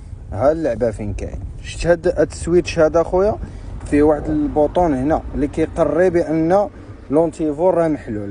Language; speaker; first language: Arabic; native; Arabic